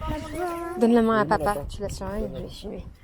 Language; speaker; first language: French; native; French